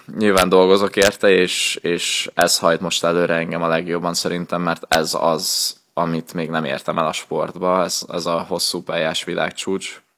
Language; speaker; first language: Hungarian; native; Hungarian